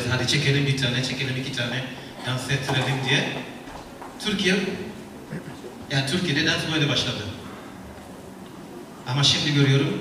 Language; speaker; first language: Turkish; non-native, fluent; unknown